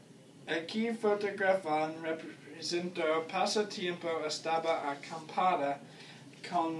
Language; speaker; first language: Spanish; non-native, learner; English